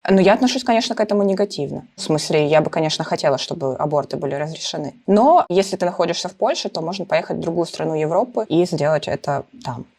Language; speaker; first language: Russian; native; Russian